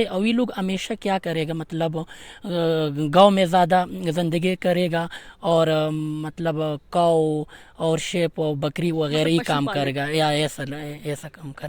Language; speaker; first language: Hindi; non-native, learner; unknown